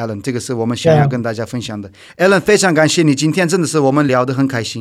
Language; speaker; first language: Chinese; non-native, fluent; Turkish